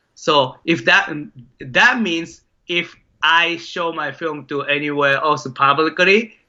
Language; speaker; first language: English; non-native, fluent; Japanese